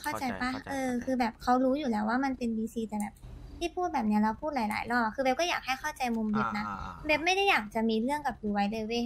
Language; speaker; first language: Thai; native; Thai